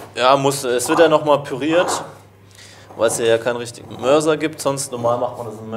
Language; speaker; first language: German; native; German